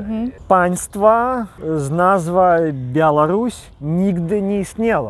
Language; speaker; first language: Polish; non-native, local second language; Belarusian